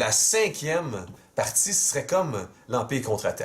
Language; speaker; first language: French; native; French